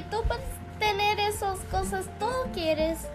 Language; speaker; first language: Spanish; early bilingual, heritage; English